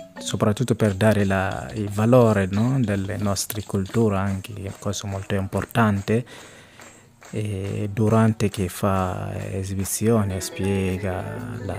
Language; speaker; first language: Italian; non-native, fluent; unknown